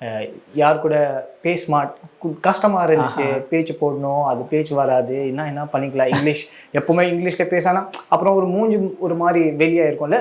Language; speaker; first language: Tamil; non-native, learner; Kashmiri